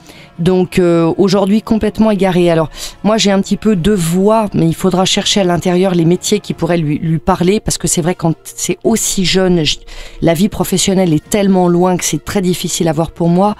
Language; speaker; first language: French; native; French